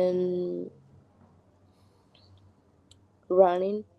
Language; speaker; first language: English; non-native, learner; Spanish